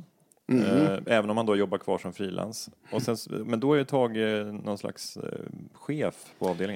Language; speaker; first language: Swedish; native; Swedish